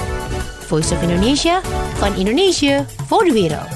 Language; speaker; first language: Dutch; non-native, fluent; Indonesian